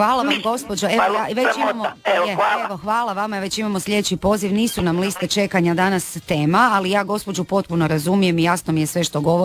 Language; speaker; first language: Serbian; native; Serbian